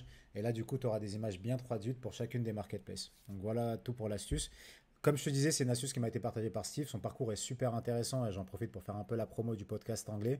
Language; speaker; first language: French; native; French